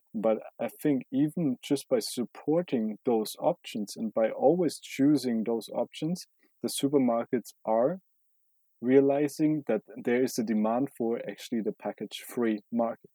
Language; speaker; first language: English; non-native, fluent; German